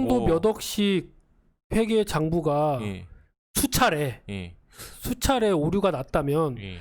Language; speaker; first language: Korean; native; Korean